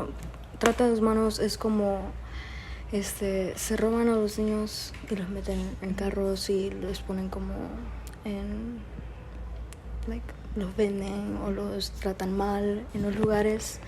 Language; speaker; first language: Spanish; early bilingual, heritage; Spanish